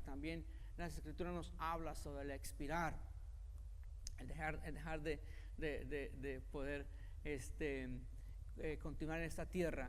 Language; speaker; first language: Spanish; native; Spanish